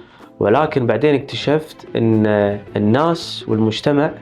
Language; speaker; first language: Arabic; native; Arabic